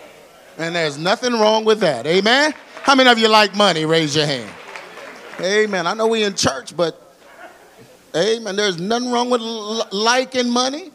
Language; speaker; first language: English; native; English